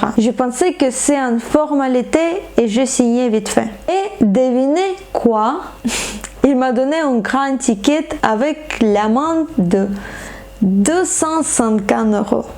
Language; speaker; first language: French; non-native, fluent; Ukrainian